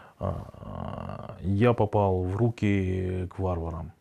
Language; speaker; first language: Ukrainian; non-native, local second language; Russian